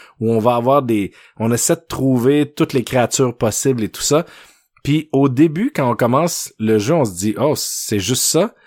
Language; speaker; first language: French; native; French